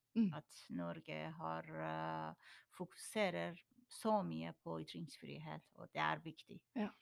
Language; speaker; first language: Norwegian; non-native, learner; Persian